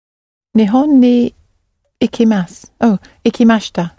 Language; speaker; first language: Japanese; non-native, learner; English